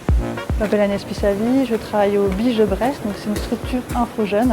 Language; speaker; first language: French; native; French